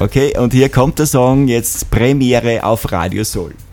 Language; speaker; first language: German; native; German